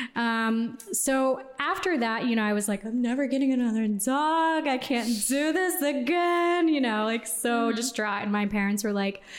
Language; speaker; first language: English; native; English